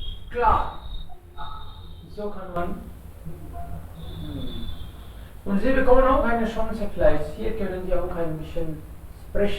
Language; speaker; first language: German; non-native, fluent; Hindi